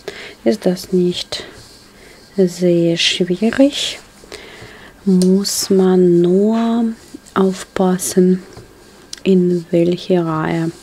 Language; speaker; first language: German; non-native, learner; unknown